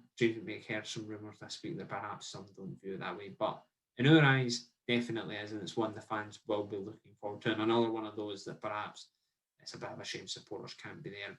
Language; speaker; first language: English; native; English